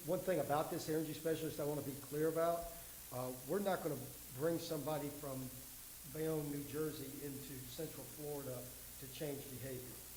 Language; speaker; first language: English; native; English